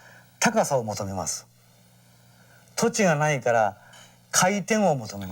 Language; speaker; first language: Japanese; native; Japanese